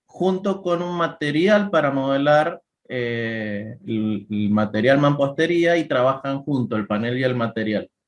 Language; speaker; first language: Spanish; native; Spanish